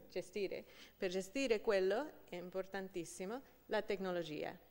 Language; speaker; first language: Italian; non-native, learner; English